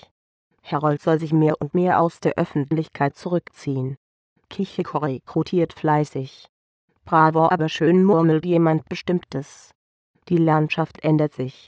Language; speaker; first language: German; native; German